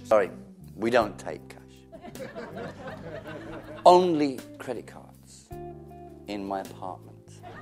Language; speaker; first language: English; native; English